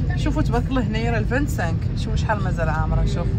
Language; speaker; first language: Arabic; native; Arabic